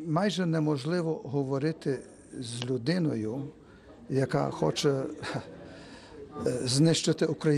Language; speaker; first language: Ukrainian; early bilingual, heritage; Ukrainian